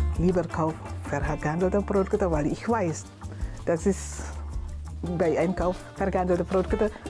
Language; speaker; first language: German; non-native, learner; Indonesian